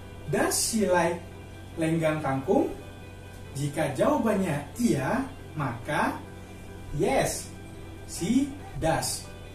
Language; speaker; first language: English; non-native, fluent; Indonesian